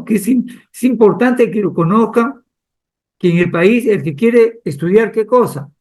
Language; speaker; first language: Spanish; native; Spanish